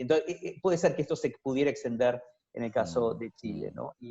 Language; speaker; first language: Spanish; native; Spanish